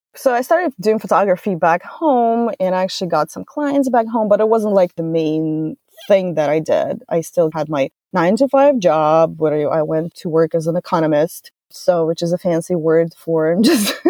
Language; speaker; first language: English; non-native, fluent; Russian